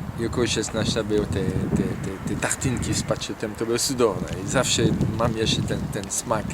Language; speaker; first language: Polish; non-native, learner; French